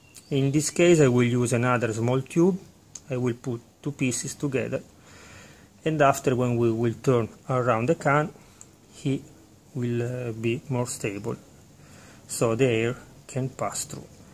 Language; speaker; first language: English; non-native, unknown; Italian